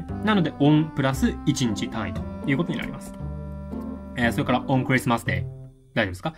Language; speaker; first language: Japanese; native; Japanese